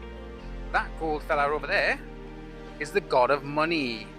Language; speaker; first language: English; native; English